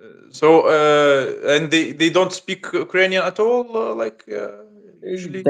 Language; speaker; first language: English; non-native, learner; Russian